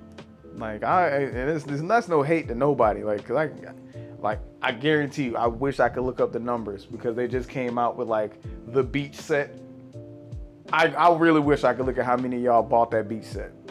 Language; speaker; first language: English; native; English